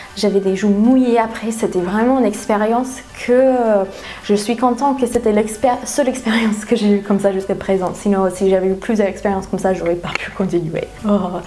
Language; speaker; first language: French; non-native, fluent; English